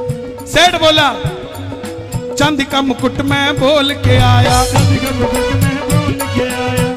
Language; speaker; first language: Hindi; native; Hindi